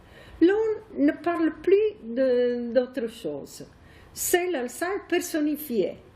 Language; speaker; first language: French; non-native, fluent; Italian